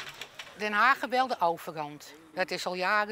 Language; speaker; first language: Dutch; native; Dutch